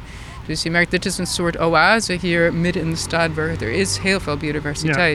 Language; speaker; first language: Dutch; non-native, fluent; English